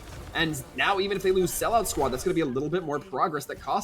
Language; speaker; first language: English; native; English